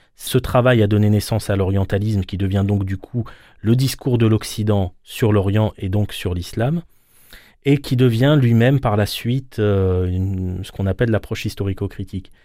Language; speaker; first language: French; native; French